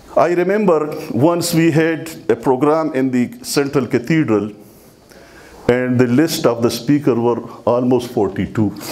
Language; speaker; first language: English; non-native, local second language; Pashto